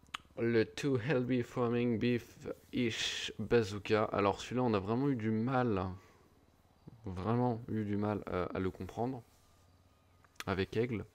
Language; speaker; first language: French; native; French